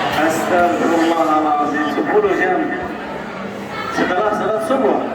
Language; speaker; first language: Indonesian; non-native, learner; Arabic